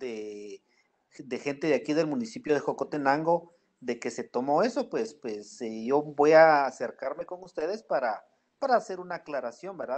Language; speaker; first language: Spanish; native; Spanish